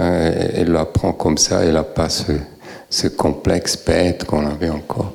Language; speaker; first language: French; native; French